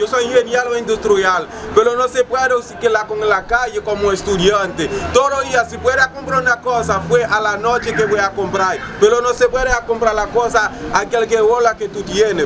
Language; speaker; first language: Spanish; non-native, learner; Haitian Creole